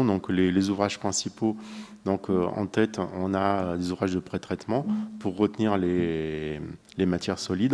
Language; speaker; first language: French; native; French